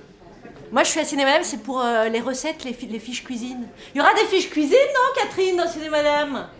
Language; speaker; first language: French; native; French